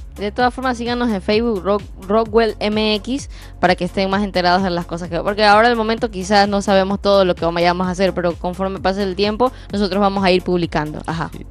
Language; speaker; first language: Spanish; native; Spanish